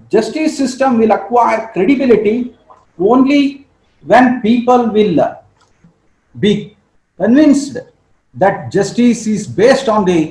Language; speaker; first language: English; non-native, local second language; Kannada